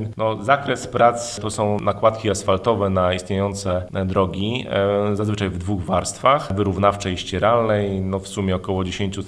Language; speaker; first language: Polish; native; Polish